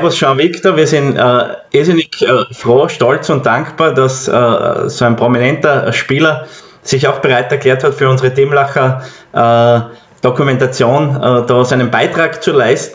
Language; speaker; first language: German; native; German